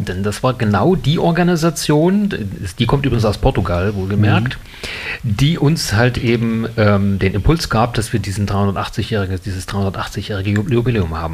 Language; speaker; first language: German; native; German